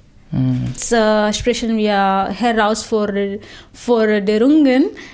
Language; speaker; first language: German; non-native, fluent; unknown